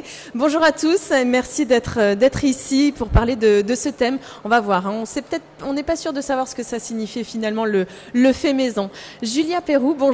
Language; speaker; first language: French; native; French